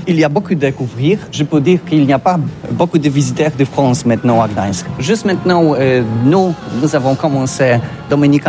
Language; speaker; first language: French; non-native, learner; Polish